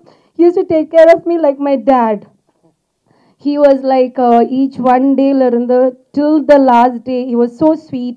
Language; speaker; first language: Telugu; non-native, learner; Malayalam